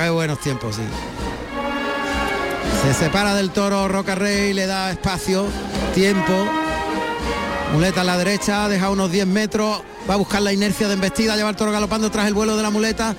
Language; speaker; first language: Spanish; native; Spanish